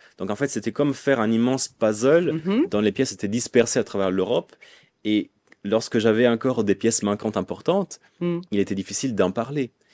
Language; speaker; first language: French; non-native, fluent; Italian